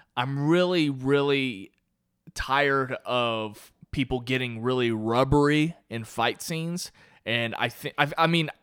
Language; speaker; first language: English; native; English